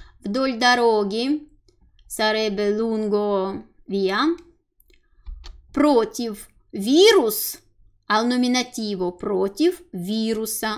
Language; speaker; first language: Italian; non-native, fluent; Russian